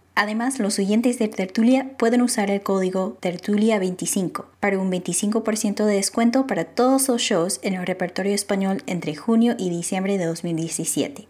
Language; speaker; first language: Spanish; non-native, fluent; English